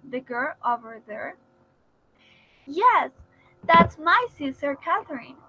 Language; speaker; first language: English; non-native, fluent; Spanish